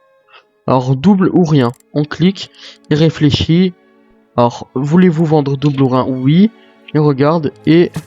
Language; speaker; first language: French; native; French